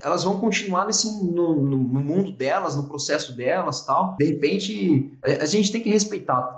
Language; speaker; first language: Portuguese; native; Portuguese